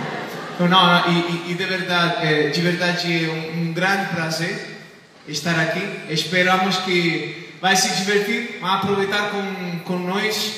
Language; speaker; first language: Portuguese; non-native, fluent; Italian